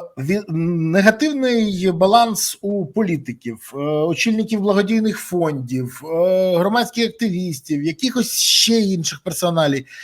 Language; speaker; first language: Ukrainian; native; Ukrainian